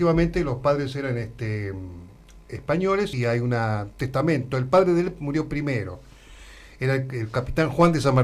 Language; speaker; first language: Spanish; native; Spanish